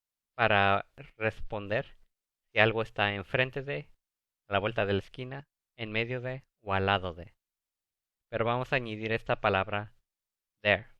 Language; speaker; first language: Spanish; early bilingual, heritage; Spanish